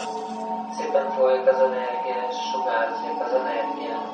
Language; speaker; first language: Hungarian; non-native, learner; Russian